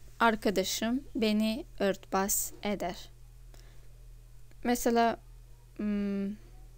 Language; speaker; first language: Turkish; non-native, fluent; Russian